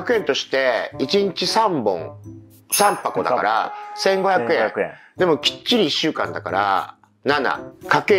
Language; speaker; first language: Japanese; native; Japanese